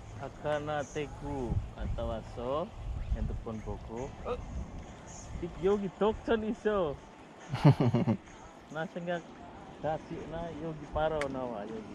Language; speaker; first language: Korean; non-native, learner; Thai